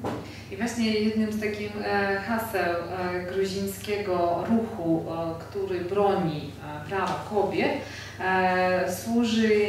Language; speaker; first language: Polish; non-native, fluent; Georgian